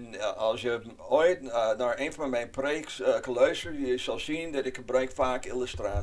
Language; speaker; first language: Dutch; non-native, fluent; English